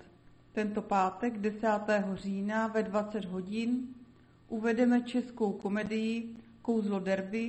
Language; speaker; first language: Czech; native; Czech